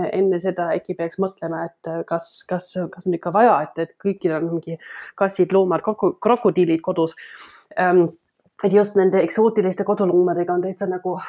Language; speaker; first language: Estonian; non-native, fluent; German